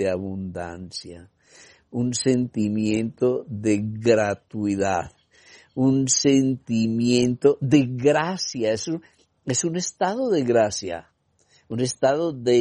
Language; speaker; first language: Spanish; native; Spanish